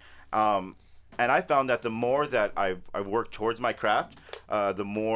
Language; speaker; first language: English; native; English